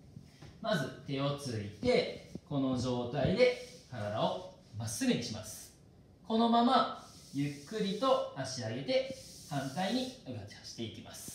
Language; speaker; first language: Japanese; native; Japanese